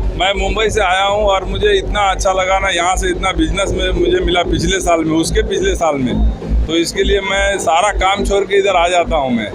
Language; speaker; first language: Hindi; non-native, local second language; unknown